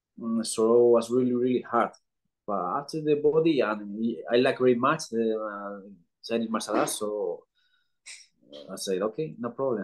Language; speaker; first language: English; non-native, learner; Spanish